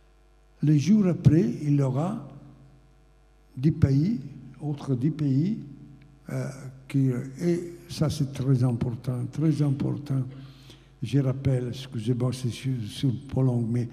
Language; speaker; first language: French; non-native, fluent; Italian